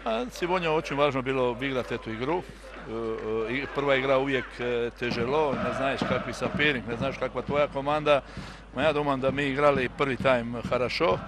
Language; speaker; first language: Russian; non-native, learner; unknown